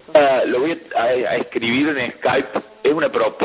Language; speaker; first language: Spanish; native; Spanish